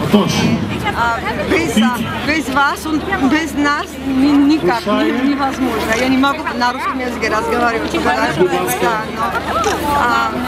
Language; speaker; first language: Russian; non-native, learner; Georgian